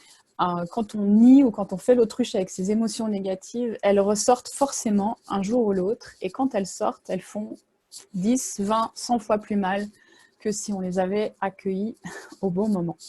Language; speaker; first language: French; native; French